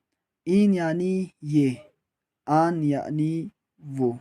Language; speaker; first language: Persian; non-native, fluent; Urdu